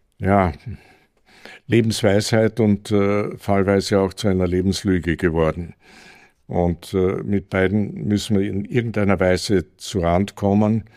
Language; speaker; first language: German; native; German